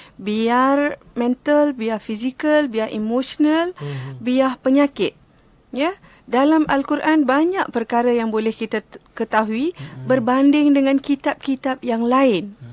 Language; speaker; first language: Malay; non-native, local second language; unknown